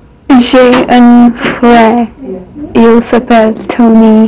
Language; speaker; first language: French; non-native, learner; English